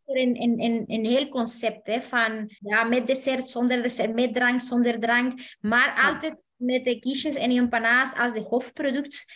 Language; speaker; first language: Dutch; non-native, fluent; Spanish